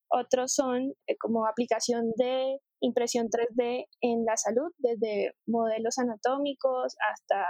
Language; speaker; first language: Spanish; native; Spanish